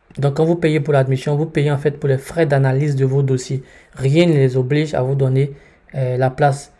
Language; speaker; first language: French; native; French